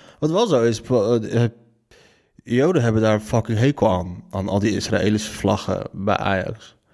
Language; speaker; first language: Dutch; early bilingual, other home language; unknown